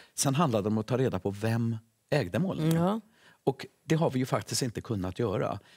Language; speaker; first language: Swedish; native; Swedish